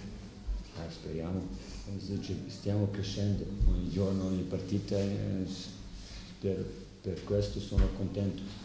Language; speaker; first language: Italian; non-native, learner; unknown